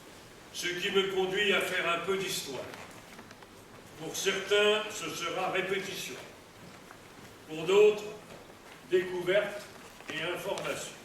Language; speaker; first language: French; native; French